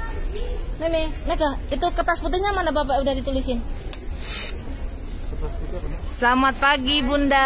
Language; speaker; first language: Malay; non-native, local second language; Javanese